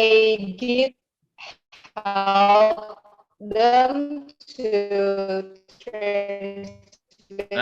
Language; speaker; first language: English; non-native, learner; Indonesian